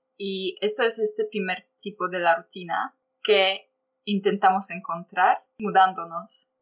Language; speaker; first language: Spanish; non-native, fluent; Polish